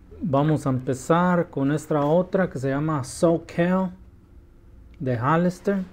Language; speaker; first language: Spanish; early bilingual, heritage; Spanish